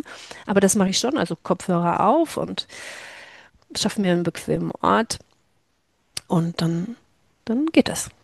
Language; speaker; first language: German; native; German